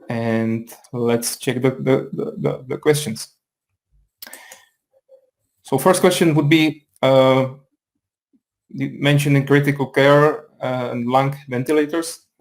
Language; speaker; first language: English; non-native, fluent; Czech